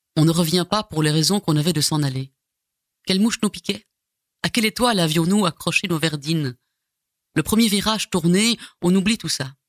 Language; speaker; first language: French; native; French